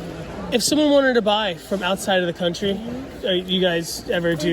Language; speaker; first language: English; native; English